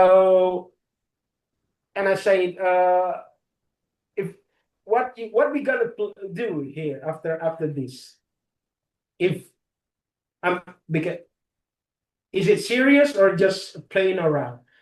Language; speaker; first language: English; non-native, learner; Indonesian